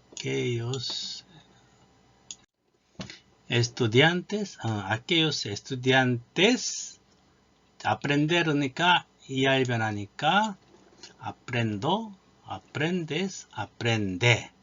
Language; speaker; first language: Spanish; non-native, fluent; Korean